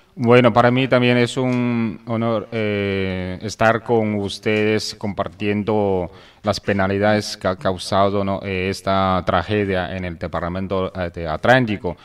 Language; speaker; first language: Spanish; non-native, fluent; Chinese